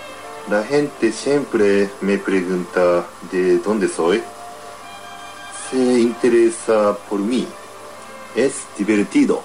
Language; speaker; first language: Spanish; non-native, learner; Japanese